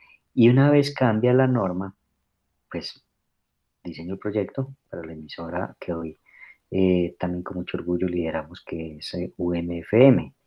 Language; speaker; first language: Spanish; native; Spanish